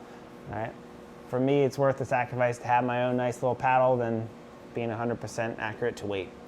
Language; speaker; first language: English; native; English